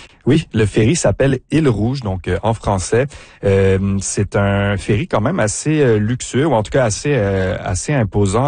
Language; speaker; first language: French; native; French